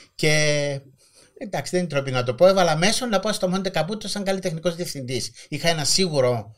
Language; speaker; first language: Greek; native; Greek